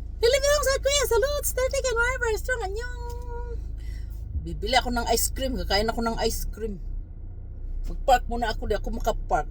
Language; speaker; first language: Filipino; native; Filipino